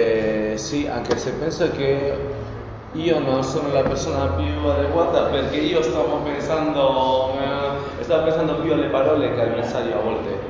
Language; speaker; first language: Italian; non-native, fluent; Spanish